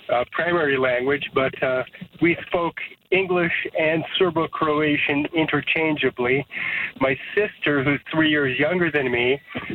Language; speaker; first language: English; non-native, fluent; Serbian